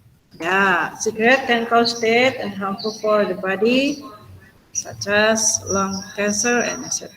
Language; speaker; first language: English; non-native, fluent; Indonesian